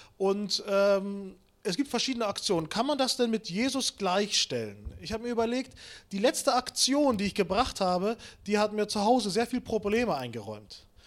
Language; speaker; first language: German; early bilingual, other home language; Russian